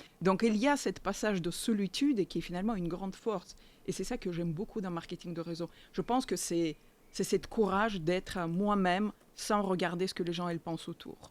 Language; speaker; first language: French; non-native, fluent; Russian